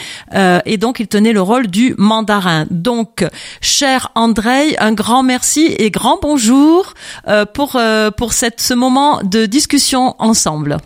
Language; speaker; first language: French; native; French